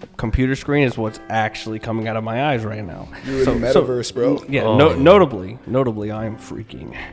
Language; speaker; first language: English; native; English